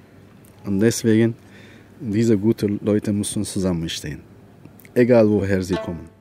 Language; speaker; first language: German; non-native, fluent; Turkish